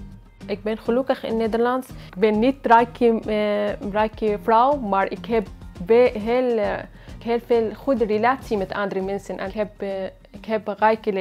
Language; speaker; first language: Dutch; non-native, learner; Arabic